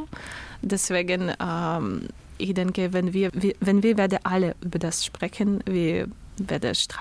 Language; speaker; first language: German; non-native, learner; Russian